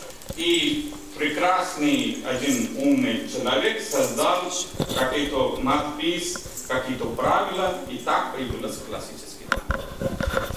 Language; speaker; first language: Russian; non-native, learner; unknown